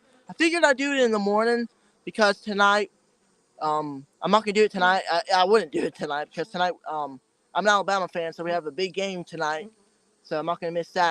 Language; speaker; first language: English; native; English